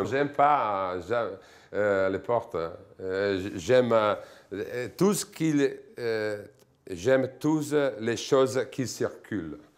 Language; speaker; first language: French; non-native, fluent; Italian